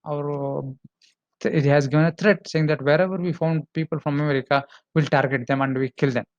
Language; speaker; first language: English; non-native, local second language; Kannada